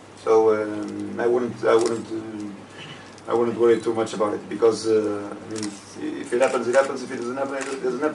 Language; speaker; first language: English; non-native, fluent; Portuguese